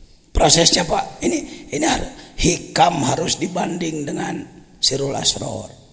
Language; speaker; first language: Malay; non-native, local second language; Sundanese